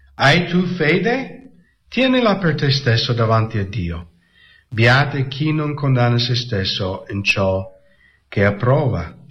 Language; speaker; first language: Italian; non-native, fluent; English